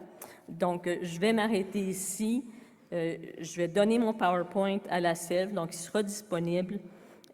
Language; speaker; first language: French; native; French